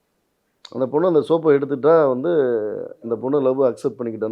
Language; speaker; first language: Tamil; native; Tamil